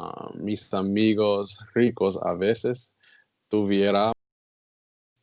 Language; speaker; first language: Spanish; non-native, learner; English